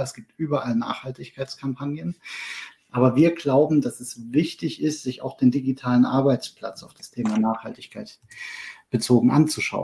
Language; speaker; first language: German; native; German